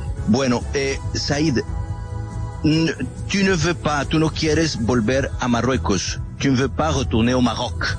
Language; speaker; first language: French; non-native, learner; Spanish